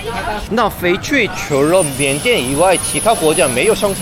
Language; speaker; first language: Chinese; non-native, fluent; Korean